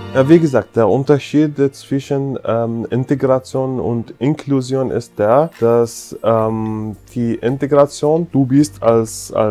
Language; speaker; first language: German; non-native, fluent; Arabic